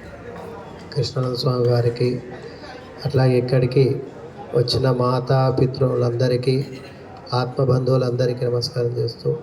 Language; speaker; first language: Telugu; native; Telugu